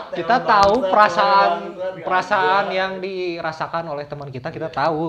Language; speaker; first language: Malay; non-native, local second language; Sundanese